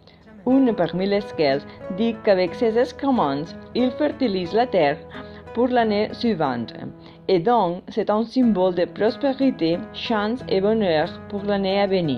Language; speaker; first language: French; non-native, fluent; Catalan